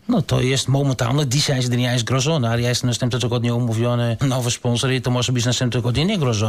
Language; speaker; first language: Polish; non-native, learner; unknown